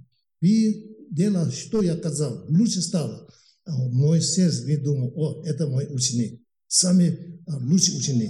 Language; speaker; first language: Russian; non-native, learner; Tibetan